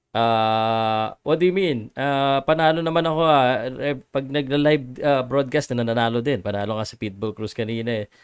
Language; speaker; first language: Filipino; native; Filipino